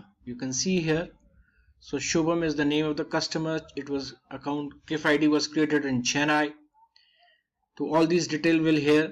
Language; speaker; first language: English; non-native, local second language; Hindi